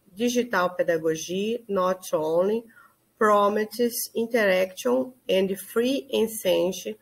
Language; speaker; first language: English; non-native, learner; Portuguese